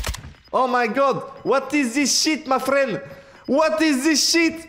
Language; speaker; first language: English; non-native, learner; French